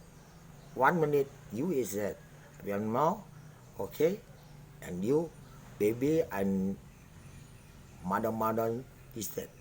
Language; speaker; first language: English; non-native, learner; Indonesian